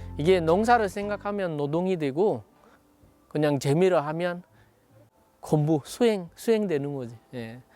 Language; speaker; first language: Korean; non-native, fluent; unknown